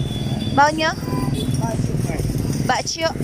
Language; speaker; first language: Vietnamese; non-native, learner; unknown